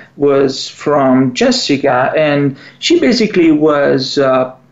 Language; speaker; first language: English; non-native, fluent; Italian